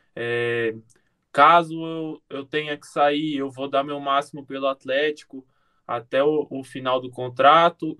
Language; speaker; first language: Portuguese; native; Portuguese